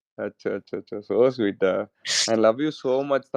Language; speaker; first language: Tamil; native; Tamil